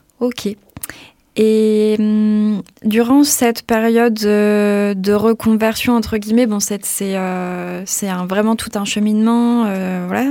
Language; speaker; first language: French; native; French